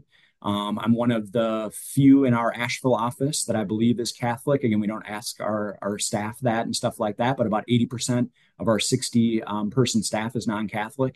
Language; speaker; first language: English; native; English